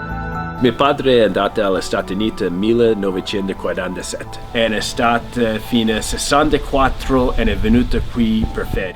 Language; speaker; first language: Italian; early bilingual, heritage; Italian